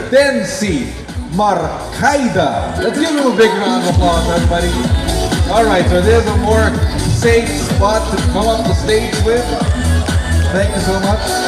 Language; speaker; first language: English; non-native, local second language; Filipino